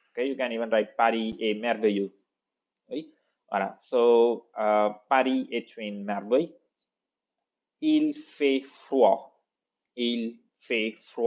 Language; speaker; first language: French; non-native, fluent; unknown